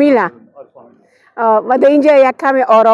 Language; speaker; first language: Persian; non-native, local second language; Pashto